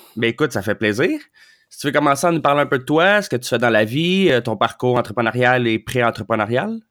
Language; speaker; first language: French; native; French